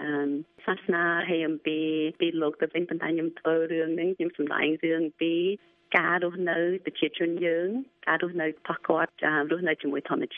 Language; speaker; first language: Khmer; early bilingual, heritage; Khmer